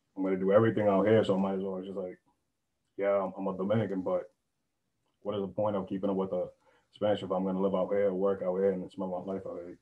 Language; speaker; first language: English; native; English